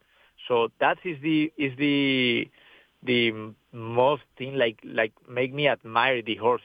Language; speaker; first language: English; non-native, learner; Spanish